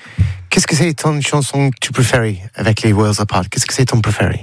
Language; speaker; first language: French; non-native, learner; English